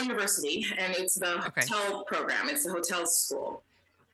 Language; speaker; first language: English; native; English